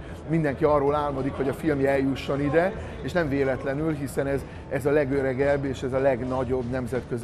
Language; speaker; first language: Hungarian; native; Hungarian